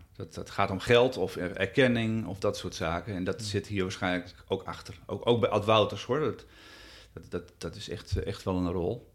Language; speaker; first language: Dutch; native; Dutch